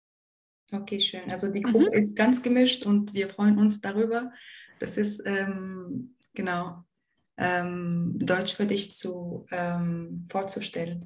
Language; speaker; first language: German; non-native, fluent; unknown